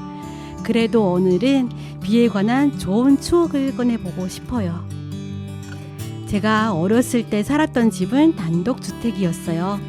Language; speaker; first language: Korean; non-native, fluent; Chinese